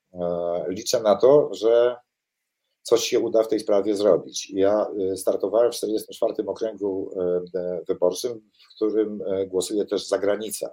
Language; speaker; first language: Polish; native; Polish